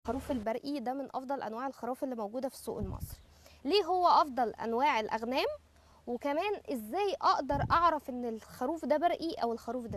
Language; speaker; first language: Arabic; native; Arabic